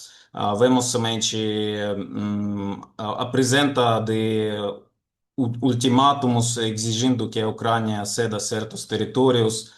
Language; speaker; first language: Portuguese; non-native, fluent; Ukrainian